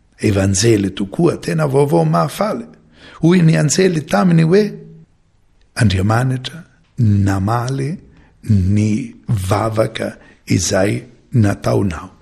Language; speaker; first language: Malagasy; non-native, fluent; Maltese